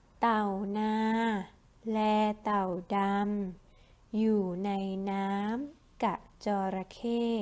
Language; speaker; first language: Thai; native; Thai